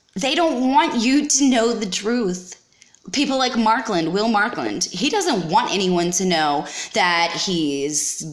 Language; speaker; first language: English; native; English